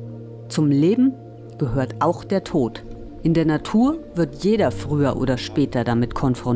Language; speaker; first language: German; native; German